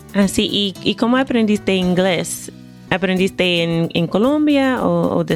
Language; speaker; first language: Spanish; non-native, fluent; English